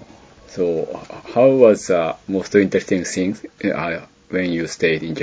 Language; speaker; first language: English; non-native, learner; Japanese